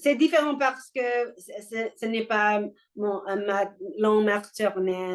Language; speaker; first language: French; non-native, learner; English